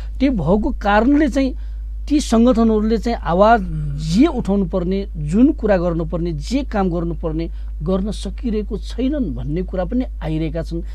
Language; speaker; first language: Nepali; non-native, local second language; Newari